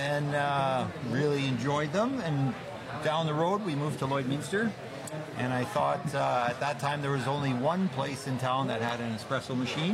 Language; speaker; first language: English; native; English